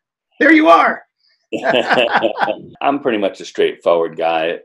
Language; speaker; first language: English; native; English